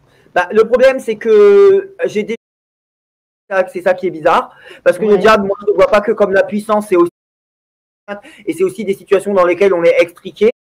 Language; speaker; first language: French; native; French